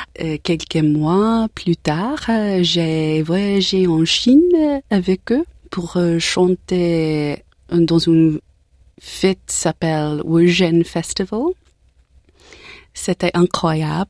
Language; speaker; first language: French; non-native, learner; English